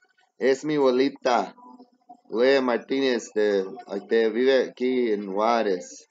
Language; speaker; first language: Spanish; early bilingual, heritage; English